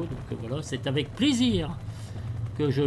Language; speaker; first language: French; native; French